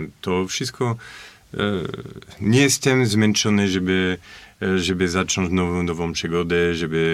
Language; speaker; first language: Polish; non-native, fluent; French